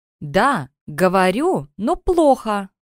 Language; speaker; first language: Russian; non-native, learner; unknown